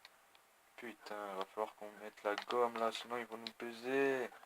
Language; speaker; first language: French; native; French